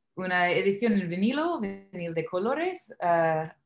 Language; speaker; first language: Spanish; non-native, fluent; English